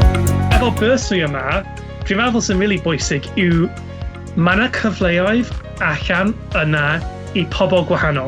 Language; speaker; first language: Welsh; non-native, local second language; English